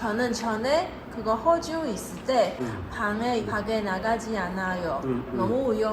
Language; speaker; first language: Korean; non-native, learner; Chinese